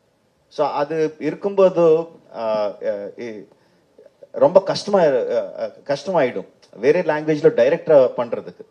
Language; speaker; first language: Tamil; non-native, fluent; Telugu